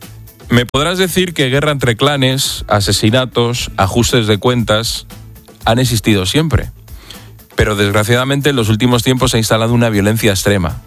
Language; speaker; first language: Spanish; native; Spanish